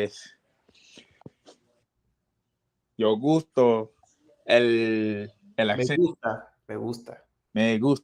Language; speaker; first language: Spanish; non-native, learner; English